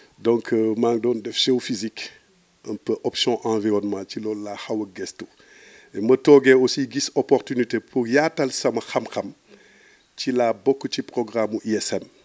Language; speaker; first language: Wolof; non-native, local second language; Serer